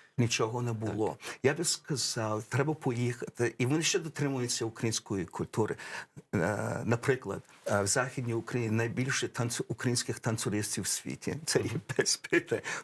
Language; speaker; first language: Ukrainian; early bilingual, heritage; English